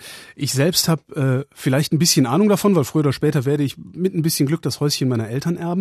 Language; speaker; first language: German; native; German